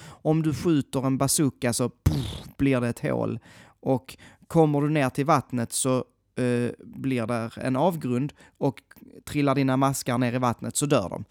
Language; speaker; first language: Swedish; native; Swedish